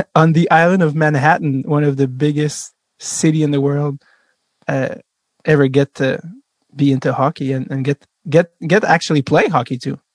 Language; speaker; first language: English; non-native, fluent; French